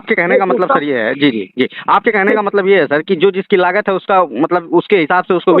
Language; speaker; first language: Hindi; native; Hindi